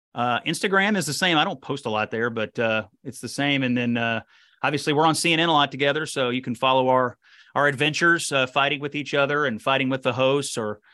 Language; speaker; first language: English; native; English